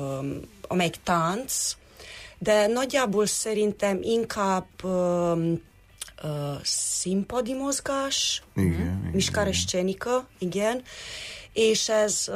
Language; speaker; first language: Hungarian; non-native, local second language; Romanian